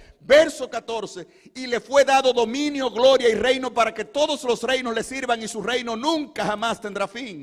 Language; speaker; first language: Spanish; native; Spanish